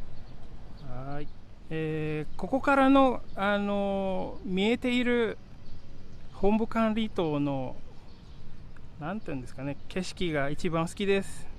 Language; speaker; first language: Japanese; non-native, fluent; Indonesian